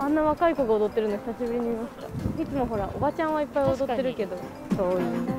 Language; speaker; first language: Japanese; native; Japanese